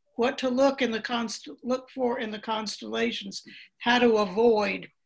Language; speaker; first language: English; native; English